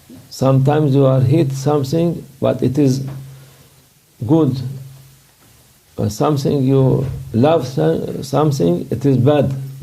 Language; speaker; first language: English; non-native, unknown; Turkish